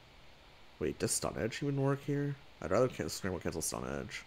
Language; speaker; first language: English; native; English